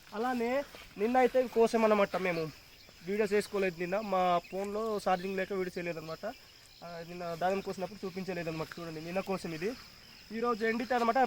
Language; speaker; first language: Telugu; non-native, local second language; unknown